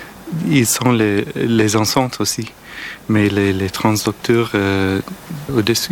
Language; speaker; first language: French; non-native, learner; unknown